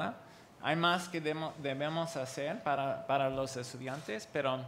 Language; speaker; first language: Spanish; non-native, learner; English